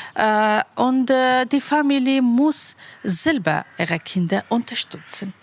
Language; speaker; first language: German; non-native, learner; Persian